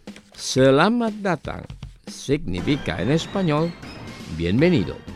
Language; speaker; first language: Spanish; non-native, fluent; Indonesian